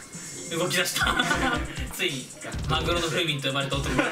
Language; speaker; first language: Japanese; native; Japanese